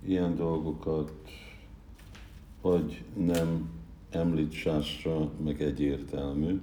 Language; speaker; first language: Hungarian; early bilingual, heritage; Hungarian